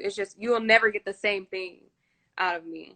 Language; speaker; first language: English; native; English